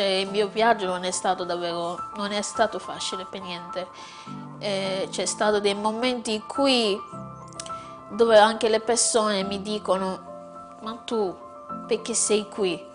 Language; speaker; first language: Italian; non-native, fluent; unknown